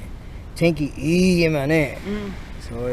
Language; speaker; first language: Japanese; non-native, learner; English